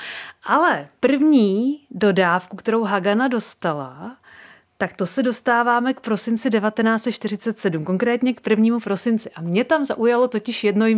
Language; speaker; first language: Czech; native; Czech